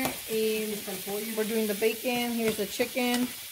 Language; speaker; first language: English; early bilingual, other home language; Spanish